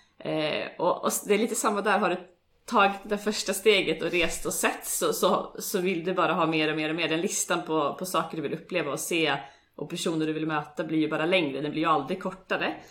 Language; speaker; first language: Swedish; native; Swedish